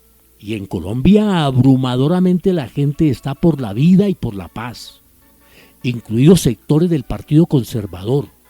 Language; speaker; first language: Spanish; native; Spanish